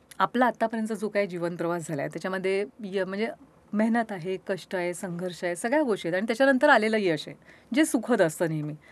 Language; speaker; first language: Marathi; native; Marathi